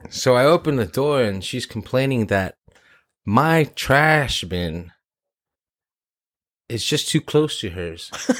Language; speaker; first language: English; early bilingual, other home language; Spanish